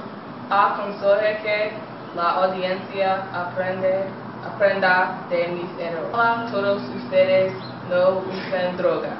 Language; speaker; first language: Spanish; non-native, learner; English